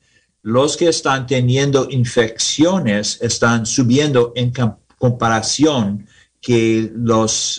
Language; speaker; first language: Spanish; non-native, learner; English